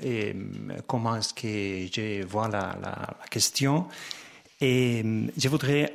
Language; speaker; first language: French; non-native, fluent; Spanish